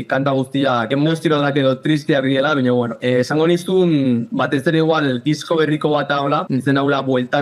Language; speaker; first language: Basque; native; Basque